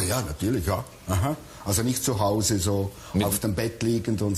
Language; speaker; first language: German; native; German